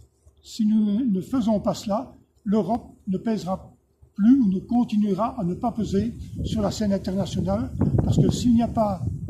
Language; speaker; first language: French; native; French